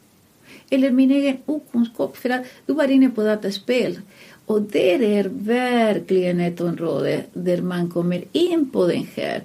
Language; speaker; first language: Swedish; non-native, fluent; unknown